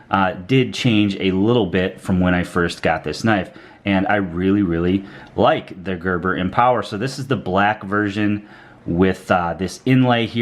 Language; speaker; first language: English; native; English